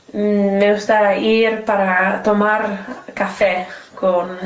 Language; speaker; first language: Spanish; non-native, learner; English